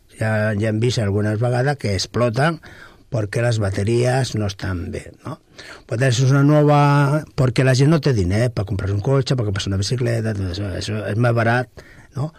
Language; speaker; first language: Catalan; non-native, local second language; Spanish